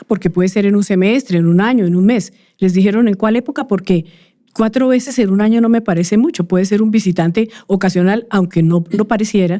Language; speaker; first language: Spanish; native; Spanish